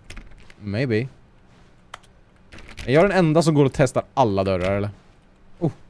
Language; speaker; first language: Swedish; native; Swedish